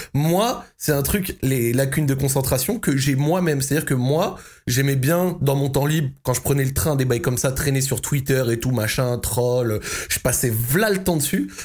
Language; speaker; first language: French; native; French